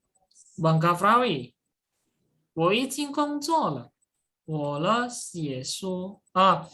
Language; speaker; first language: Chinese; non-native, fluent; Indonesian